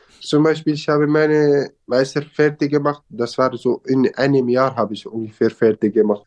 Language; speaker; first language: German; non-native, fluent; Kurdish